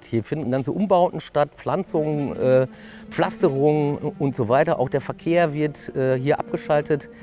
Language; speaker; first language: German; native; German